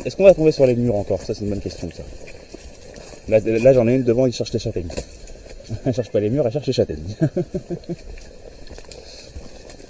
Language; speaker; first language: French; native; French